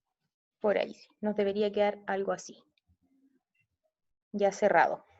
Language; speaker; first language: Spanish; native; Spanish